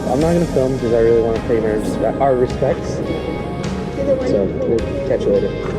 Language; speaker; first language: English; early bilingual, other home language; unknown